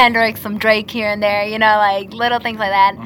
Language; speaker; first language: English; non-native, fluent; Spanish